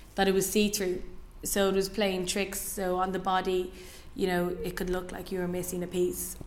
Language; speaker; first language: English; native; English